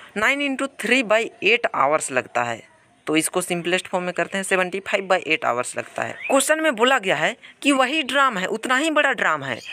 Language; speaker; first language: Hindi; native; Hindi